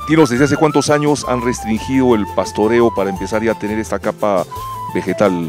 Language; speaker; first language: Spanish; native; Spanish